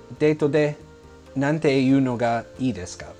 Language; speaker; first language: Japanese; non-native, learner; English